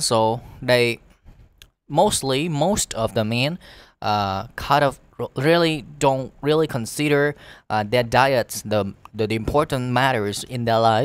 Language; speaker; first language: English; non-native, fluent; Vietnamese